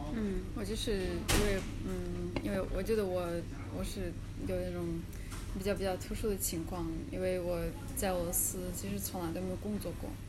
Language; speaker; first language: Chinese; non-native, fluent; Russian